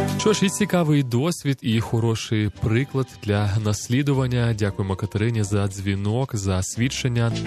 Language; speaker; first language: Ukrainian; non-native, local second language; Russian